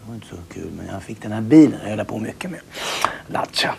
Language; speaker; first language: Swedish; native; Swedish